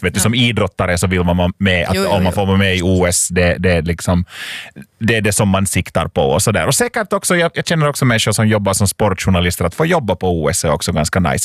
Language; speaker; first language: Swedish; native; Swedish